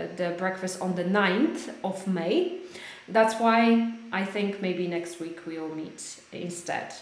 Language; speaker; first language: English; non-native, fluent; Polish